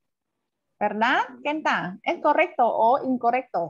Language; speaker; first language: Spanish; non-native, fluent; Vietnamese